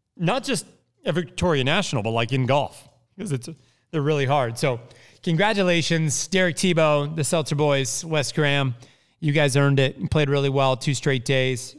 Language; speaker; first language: English; native; English